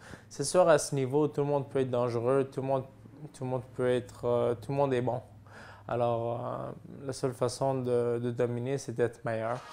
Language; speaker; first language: French; native; French